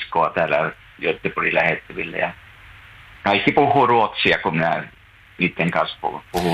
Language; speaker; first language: Finnish; native; Finnish